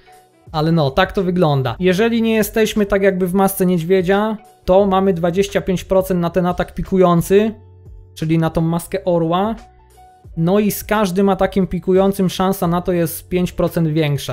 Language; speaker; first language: Polish; native; Polish